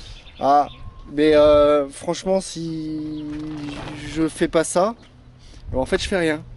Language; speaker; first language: French; native; French